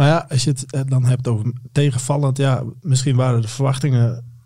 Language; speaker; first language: Dutch; native; Dutch